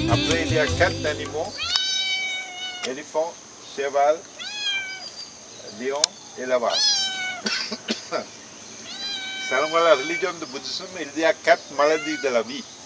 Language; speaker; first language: French; non-native, fluent; Sinhala